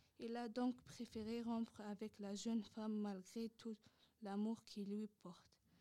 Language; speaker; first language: French; non-native, local second language; Arabic